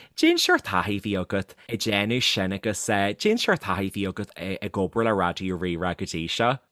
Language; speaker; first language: Irish; native; Irish